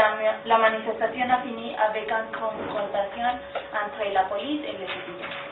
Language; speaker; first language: French; non-native, learner; Spanish